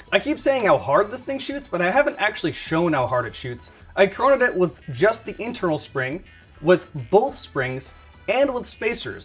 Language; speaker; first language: English; native; English